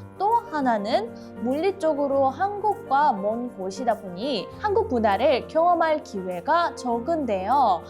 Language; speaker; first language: Korean; non-native, fluent; Russian